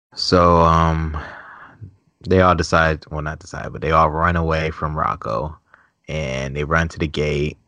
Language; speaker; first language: English; native; English